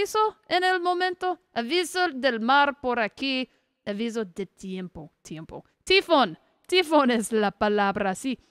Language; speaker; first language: Spanish; non-native, learner; English